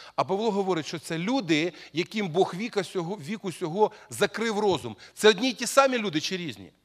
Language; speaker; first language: Ukrainian; non-native, local second language; Russian